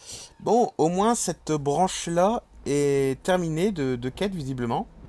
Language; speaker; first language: French; native; French